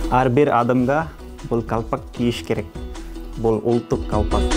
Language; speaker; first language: Kyrgyz; non-native, learner; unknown